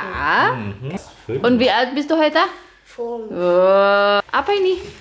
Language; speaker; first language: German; non-native, learner; Indonesian